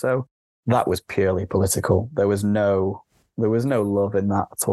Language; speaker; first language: English; native; English